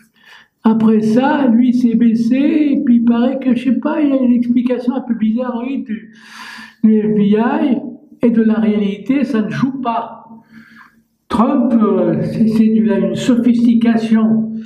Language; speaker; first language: French; native; French